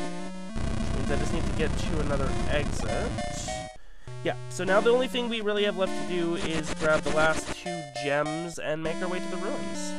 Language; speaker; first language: English; native; English